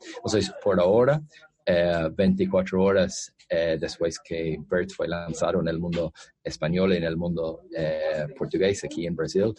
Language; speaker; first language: Spanish; non-native, fluent; English